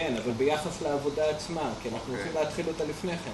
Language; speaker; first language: Hebrew; native; Hebrew